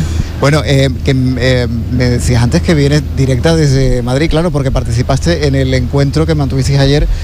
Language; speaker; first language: Spanish; native; Spanish